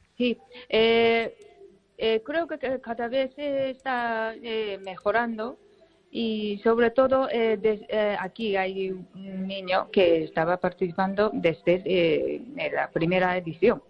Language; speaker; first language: Spanish; non-native, learner; Japanese